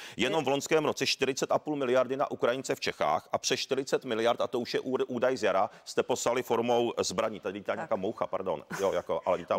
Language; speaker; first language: Czech; early bilingual, other home language; Japanese